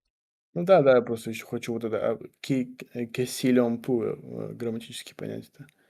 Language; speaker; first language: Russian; native; Russian